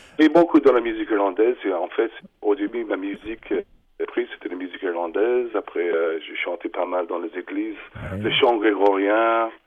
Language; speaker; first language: French; non-native, fluent; English